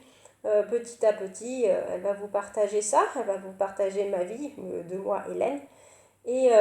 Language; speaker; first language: French; native; French